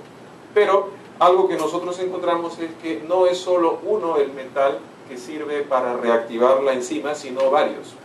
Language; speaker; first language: Spanish; native; Spanish